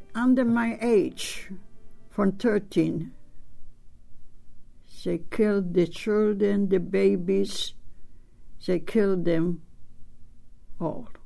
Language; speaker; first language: English; non-native, learner; Polish